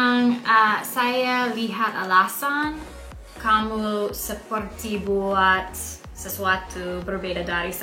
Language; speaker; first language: Indonesian; non-native, learner; English